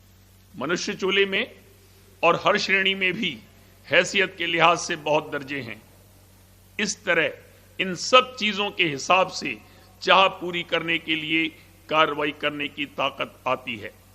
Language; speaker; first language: Hindi; native; Hindi